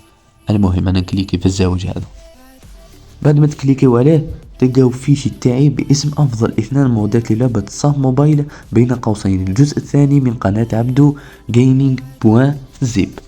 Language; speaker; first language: Arabic; native; Arabic